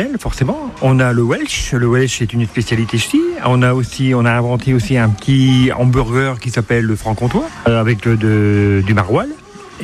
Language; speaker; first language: French; native; French